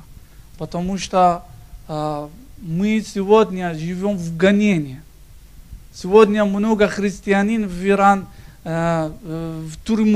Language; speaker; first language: Russian; non-native, learner; Persian